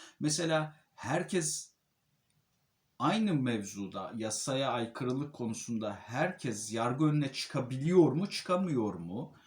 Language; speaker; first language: Turkish; native; Turkish